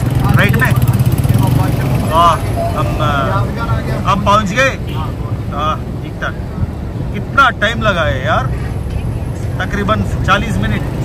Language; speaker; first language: Hindi; non-native, local second language; Telugu